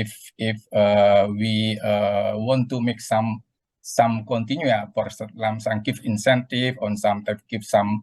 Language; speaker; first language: English; non-native, learner; Indonesian